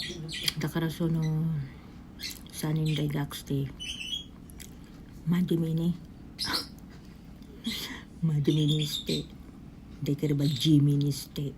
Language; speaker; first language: Japanese; non-native, learner; Filipino